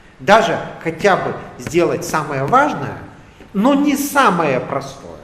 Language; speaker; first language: Russian; native; Russian